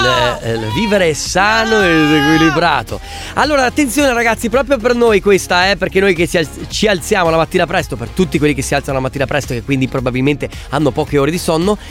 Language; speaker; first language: Italian; native; Italian